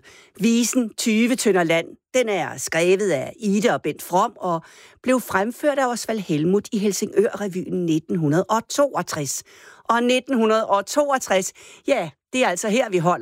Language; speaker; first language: Danish; native; Danish